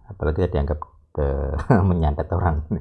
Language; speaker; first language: Indonesian; native; Indonesian